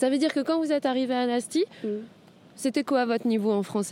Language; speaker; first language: French; native; French